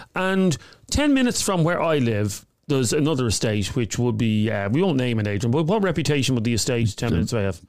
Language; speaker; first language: English; native; English